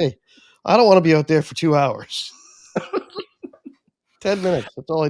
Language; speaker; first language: English; native; English